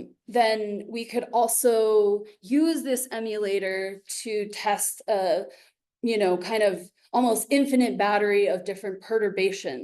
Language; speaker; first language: English; native; English